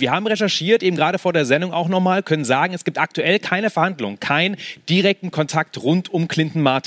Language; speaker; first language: German; native; German